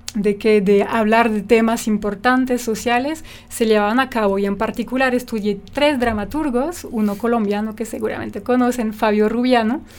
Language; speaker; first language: Spanish; non-native, fluent; French